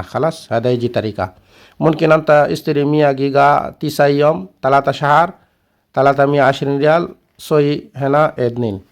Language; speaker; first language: Arabic; non-native, learner; Bangla